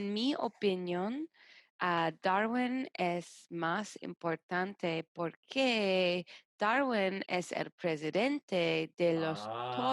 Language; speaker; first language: Spanish; non-native, learner; English